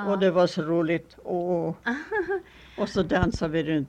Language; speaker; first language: Swedish; early bilingual, heritage; Swedish